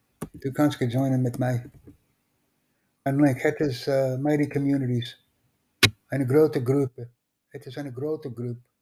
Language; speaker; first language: Dutch; non-native, learner; English